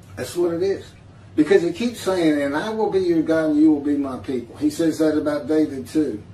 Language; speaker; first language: English; native; English